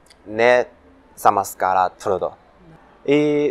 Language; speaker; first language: Macedonian; non-native, learner; Chinese